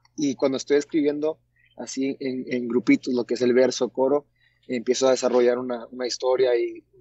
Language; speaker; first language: Spanish; early bilingual, heritage; Spanish